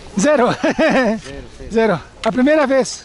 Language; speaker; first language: Spanish; non-native, learner; Portuguese